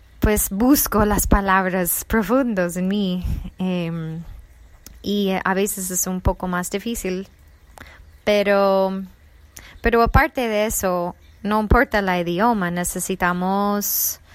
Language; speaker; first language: Spanish; non-native, fluent; English